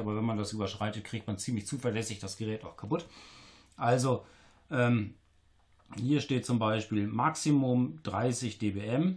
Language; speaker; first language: German; native; German